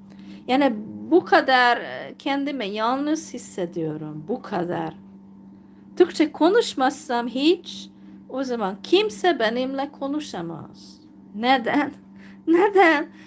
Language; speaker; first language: Turkish; non-native, fluent; Hungarian